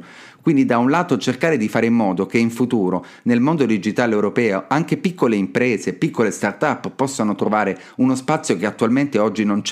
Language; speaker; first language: Italian; native; Italian